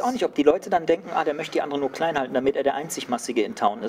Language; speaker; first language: German; native; German